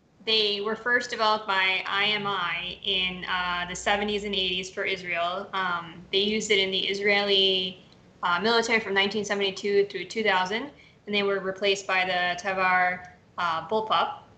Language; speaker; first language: English; early bilingual, other home language; Spanish